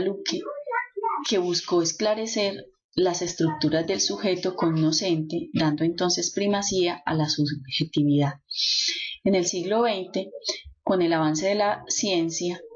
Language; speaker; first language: Spanish; native; Spanish